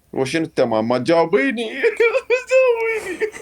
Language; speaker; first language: Arabic; native; Arabic